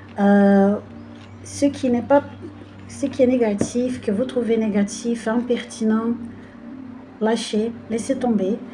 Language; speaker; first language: French; non-native, fluent; Portuguese